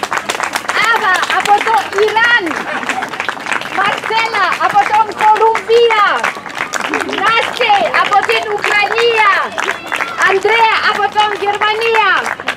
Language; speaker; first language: Greek; non-native, learner; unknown